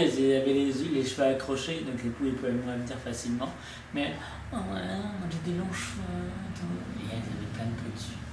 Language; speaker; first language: French; native; French